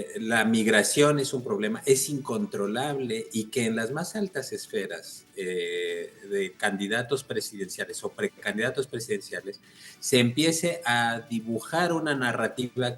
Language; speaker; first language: Spanish; native; Spanish